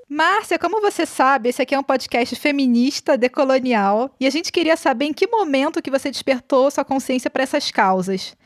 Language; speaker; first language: Portuguese; native; Portuguese